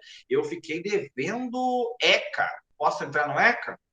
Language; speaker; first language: Portuguese; native; Portuguese